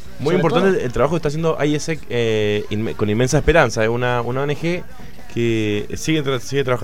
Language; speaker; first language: Spanish; native; Spanish